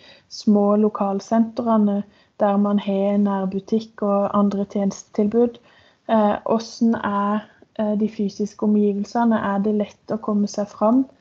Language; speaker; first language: Norwegian; native; Norwegian